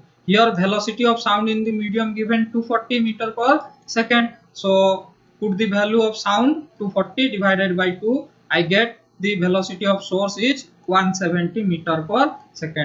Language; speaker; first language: English; non-native, local second language; Hindi